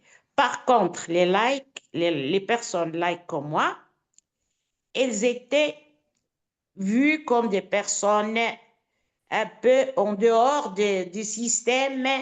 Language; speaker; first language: French; non-native, fluent; Italian